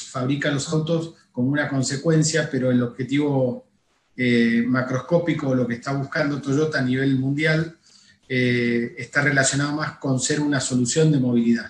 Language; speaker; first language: Spanish; native; Spanish